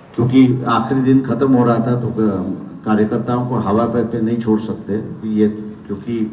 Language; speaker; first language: Hindi; non-native, local second language; Marathi